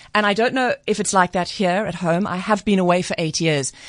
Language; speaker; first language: English; native; English